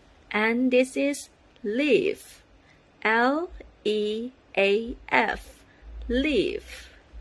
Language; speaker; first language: English; non-native, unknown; Thai